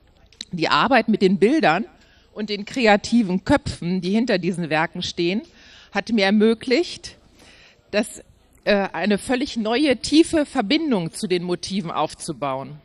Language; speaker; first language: German; native; German